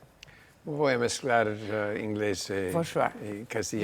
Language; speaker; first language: Spanish; non-native, learner; English